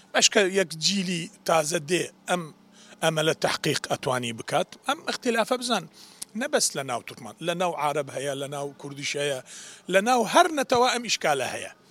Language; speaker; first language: Central Kurdish; non-native, local second language; Turkish